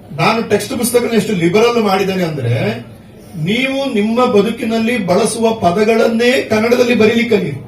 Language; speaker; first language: Kannada; non-native, local second language; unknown